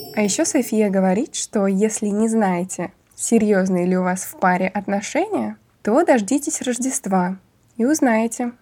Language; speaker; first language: Russian; non-native, fluent; Persian